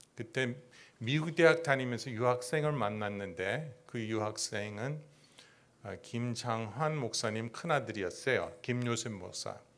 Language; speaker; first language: Korean; non-native, fluent; English